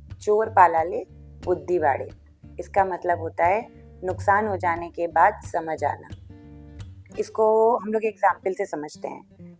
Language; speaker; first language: Hindi; non-native, local second language; Bangla